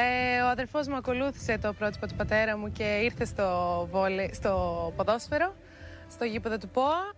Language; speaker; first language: Greek; native; Greek